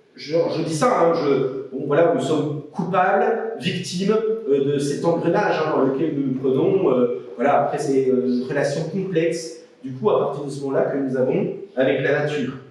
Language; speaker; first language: French; native; French